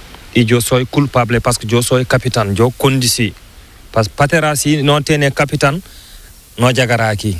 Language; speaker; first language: Spanish; non-native, learner; Fula